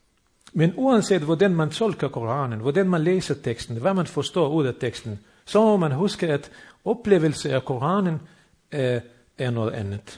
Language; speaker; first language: Danish; non-native, fluent; Bosnian